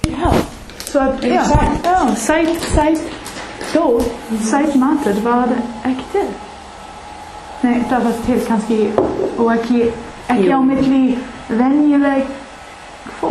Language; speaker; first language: Icelandic; non-native, learner; English